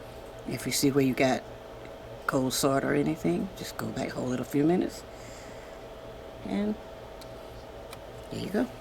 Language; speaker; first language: English; native; English